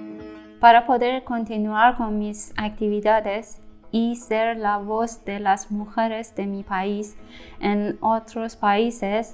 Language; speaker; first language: Spanish; non-native, fluent; Persian